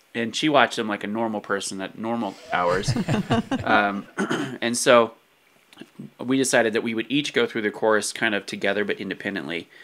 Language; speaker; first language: English; native; English